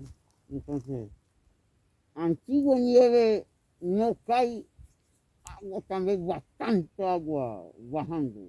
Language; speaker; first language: Spanish; non-native, local second language; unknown